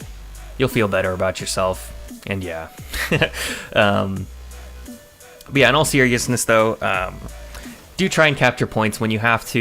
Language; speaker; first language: English; native; English